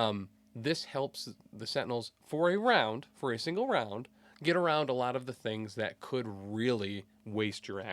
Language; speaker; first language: English; native; English